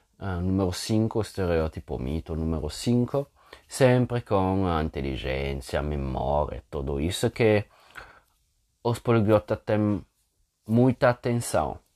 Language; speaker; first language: Portuguese; non-native, fluent; Italian